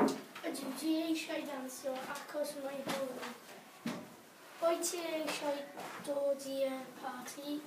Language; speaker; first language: Welsh; non-native, learner; English